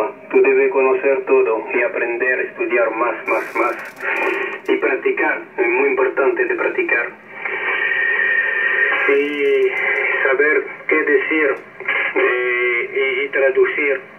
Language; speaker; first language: Spanish; non-native, learner; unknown